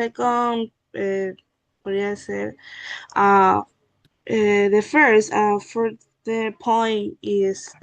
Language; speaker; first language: English; non-native, learner; Spanish